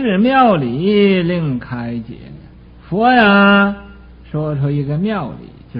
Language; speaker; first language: Chinese; native; Chinese